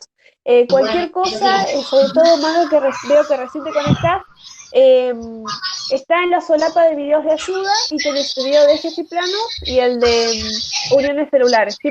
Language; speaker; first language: Spanish; native; Spanish